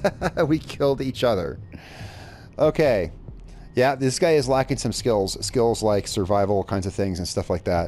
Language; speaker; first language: English; native; English